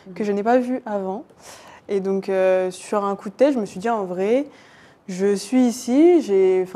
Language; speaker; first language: French; native; French